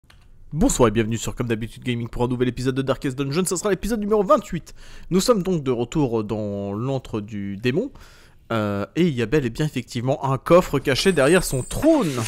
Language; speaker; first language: French; native; French